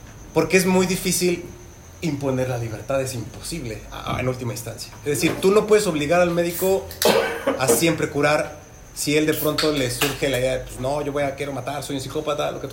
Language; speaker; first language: Spanish; native; Spanish